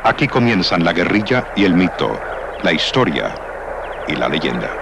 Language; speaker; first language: Spanish; native; Spanish